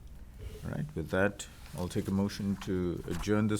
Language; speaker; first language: English; native; English